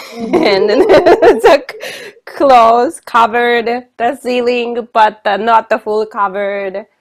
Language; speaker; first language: English; non-native, fluent; Japanese